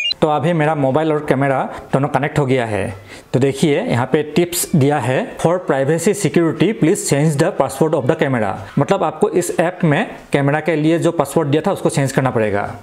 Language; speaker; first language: Hindi; non-native, local second language; Assamese